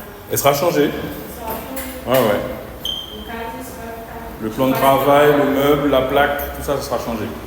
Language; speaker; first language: French; native; French